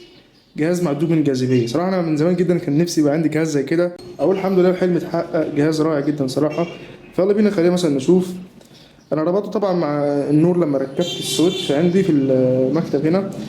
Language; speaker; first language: Arabic; native; Arabic